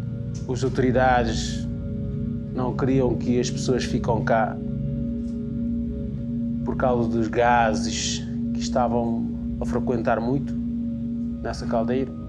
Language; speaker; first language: Portuguese; non-native, local second language; Kabuverdianu